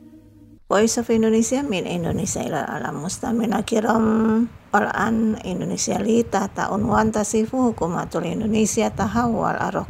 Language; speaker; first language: Arabic; non-native, fluent; Indonesian